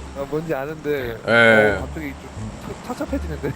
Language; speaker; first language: Korean; native; Korean